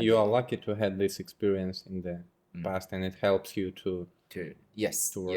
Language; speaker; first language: English; non-native, fluent; Russian